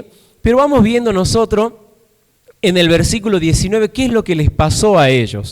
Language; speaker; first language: Spanish; native; Spanish